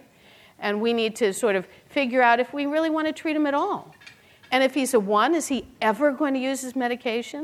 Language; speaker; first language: English; native; English